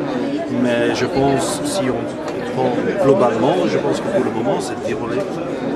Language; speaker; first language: French; non-native, local second language; Dutch